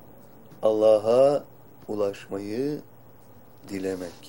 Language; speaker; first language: Turkish; native; Turkish